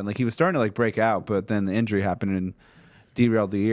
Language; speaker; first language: English; native; English